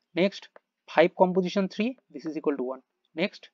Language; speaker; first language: English; non-native, local second language; Bangla